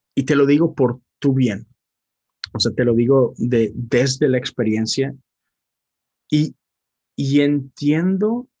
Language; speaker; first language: Spanish; native; Spanish